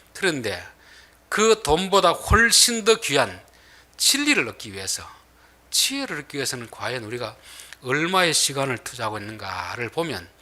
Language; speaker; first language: Korean; native; Korean